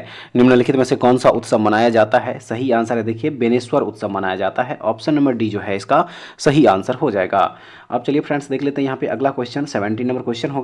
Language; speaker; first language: Hindi; native; Hindi